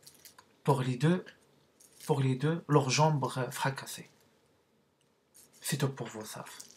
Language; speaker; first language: French; non-native, learner; Arabic